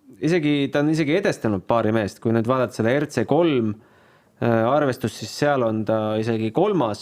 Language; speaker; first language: Estonian; native; Estonian